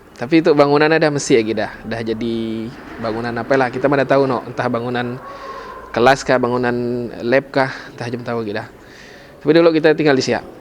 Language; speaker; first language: Indonesian; native; Indonesian